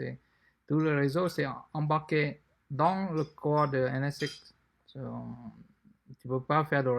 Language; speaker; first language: French; non-native, fluent; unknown